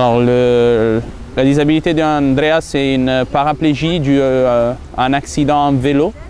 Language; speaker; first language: French; non-native, fluent; Italian